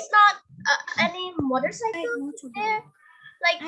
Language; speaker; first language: English; non-native, learner; Indonesian